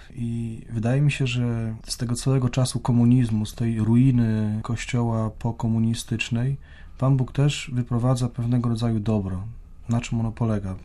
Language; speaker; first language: Polish; native; Polish